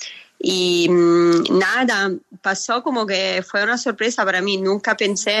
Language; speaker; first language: Spanish; non-native, fluent; Italian